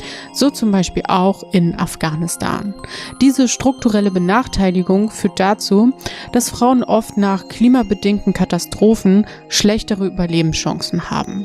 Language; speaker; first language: German; native; German